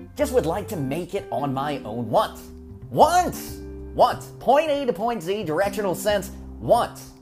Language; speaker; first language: English; native; English